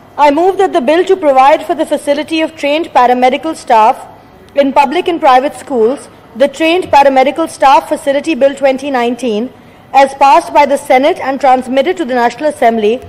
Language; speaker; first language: English; non-native, local second language; Urdu